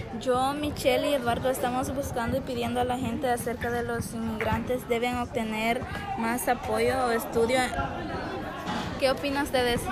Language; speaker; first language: Spanish; early bilingual, heritage; Spanish